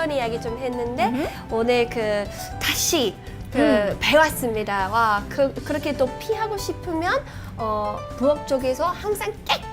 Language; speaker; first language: Korean; non-native, fluent; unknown